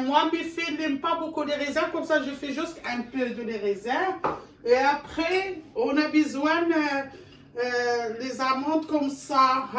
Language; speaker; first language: French; non-native, learner; Arabic